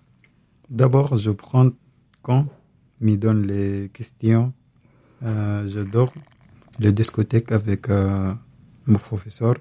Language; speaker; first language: French; non-native, learner; Arabic